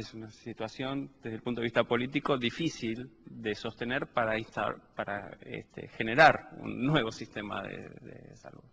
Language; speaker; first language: Spanish; native; Spanish